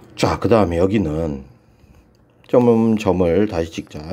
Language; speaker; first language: Korean; native; Korean